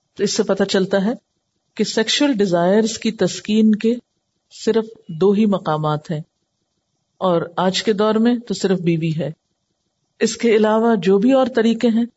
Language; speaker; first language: Urdu; native; Urdu